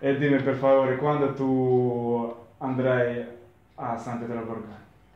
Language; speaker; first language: Italian; non-native, learner; Russian